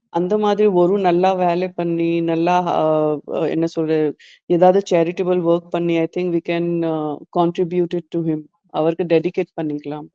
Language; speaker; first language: Tamil; non-native, learner; Gujarati